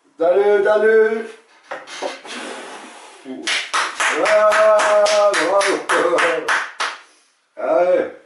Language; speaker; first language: French; native; French